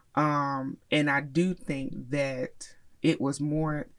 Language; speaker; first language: English; native; English